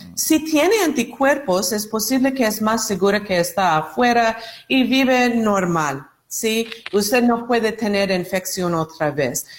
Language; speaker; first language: Spanish; non-native, learner; English